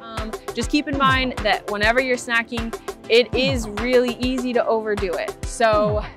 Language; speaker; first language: English; native; English